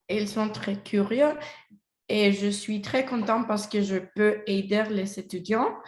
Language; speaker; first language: French; non-native, learner; Spanish